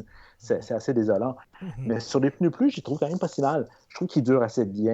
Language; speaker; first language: French; native; French